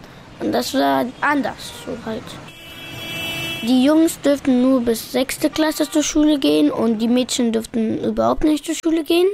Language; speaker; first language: German; early bilingual, other home language; Pashto